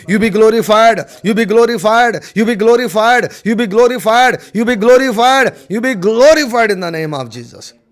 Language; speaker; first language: English; non-native, local second language; Telugu